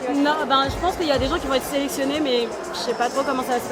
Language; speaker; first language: French; native; French